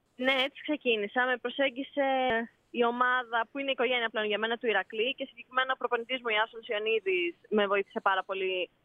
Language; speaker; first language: Greek; native; Greek